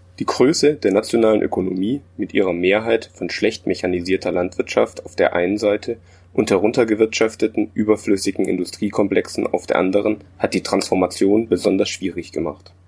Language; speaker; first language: German; native; German